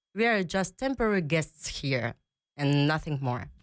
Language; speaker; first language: English; non-native, learner; Ukrainian